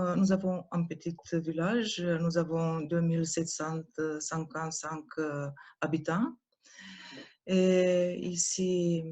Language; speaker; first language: French; non-native, learner; Romanian